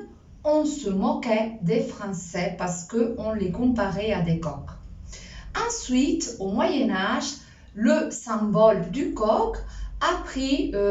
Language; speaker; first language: French; non-native, fluent; Spanish